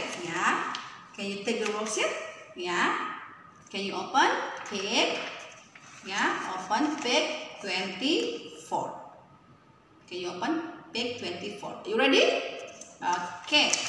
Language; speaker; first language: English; non-native, learner; Indonesian